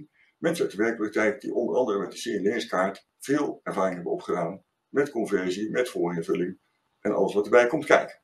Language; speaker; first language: Dutch; native; Dutch